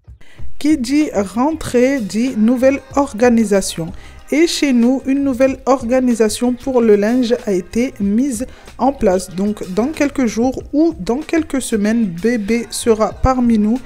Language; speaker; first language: French; non-native, local second language; Comorian